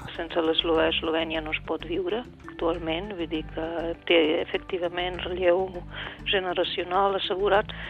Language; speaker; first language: Catalan; non-native, fluent; Slovenian